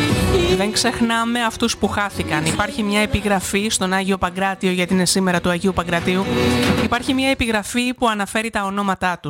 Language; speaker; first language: Greek; native; Greek